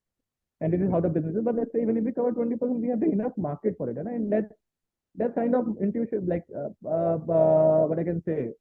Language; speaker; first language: English; non-native, local second language; Hindi